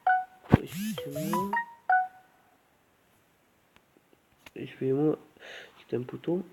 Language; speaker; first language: French; native; French